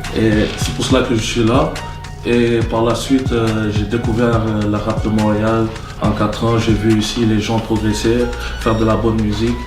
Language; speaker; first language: French; non-native, local second language; Wolof